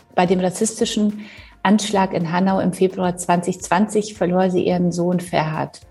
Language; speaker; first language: German; non-native, fluent; Polish